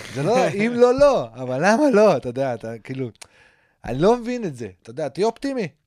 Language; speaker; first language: Hebrew; native; Hebrew